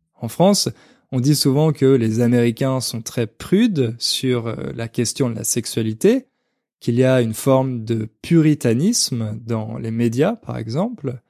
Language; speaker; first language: French; native; French